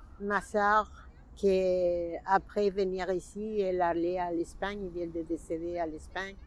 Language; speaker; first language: French; non-native, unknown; Spanish